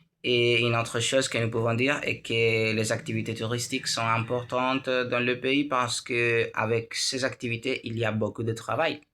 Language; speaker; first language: French; non-native, learner; Spanish